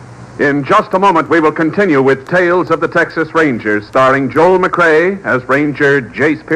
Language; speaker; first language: English; native; English